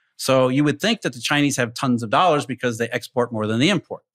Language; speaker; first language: English; native; English